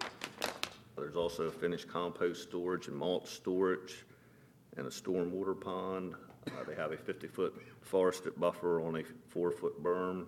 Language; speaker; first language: English; native; English